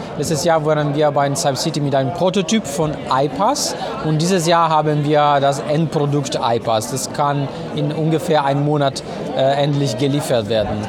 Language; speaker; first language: German; non-native, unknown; Italian